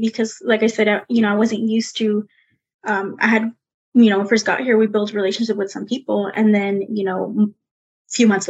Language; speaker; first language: English; early bilingual, other home language; Spanish